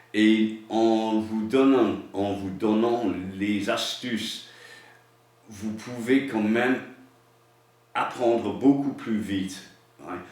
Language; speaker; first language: French; non-native, fluent; English